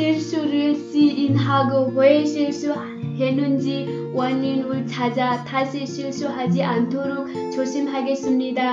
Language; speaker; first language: Korean; non-native, learner; Nepali